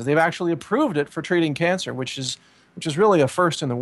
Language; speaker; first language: English; native; English